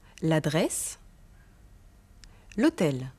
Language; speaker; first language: French; non-native, fluent; German